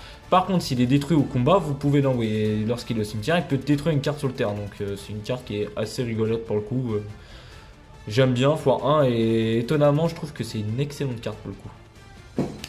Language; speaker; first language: French; native; French